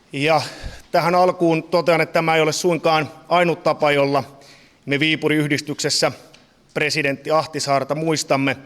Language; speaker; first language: Finnish; native; Finnish